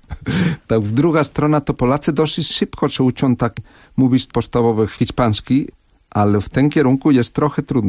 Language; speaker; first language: Polish; non-native, fluent; Spanish